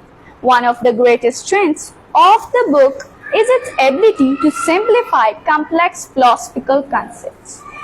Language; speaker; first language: English; non-native, local second language; Baluchi